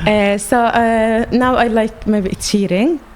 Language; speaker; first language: English; non-native, learner; Arabic